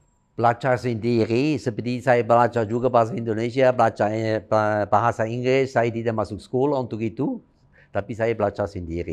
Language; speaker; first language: Indonesian; non-native, fluent; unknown